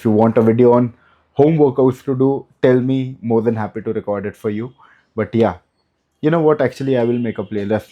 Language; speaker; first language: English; non-native, local second language; Hindi